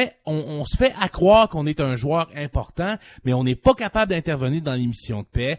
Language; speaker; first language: French; native; French